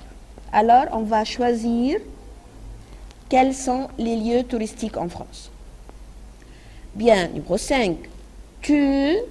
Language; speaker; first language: French; non-native, fluent; Arabic